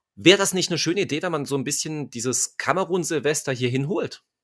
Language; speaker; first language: German; native; German